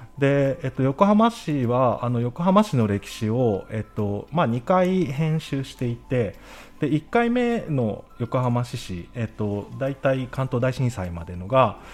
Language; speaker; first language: Japanese; native; Japanese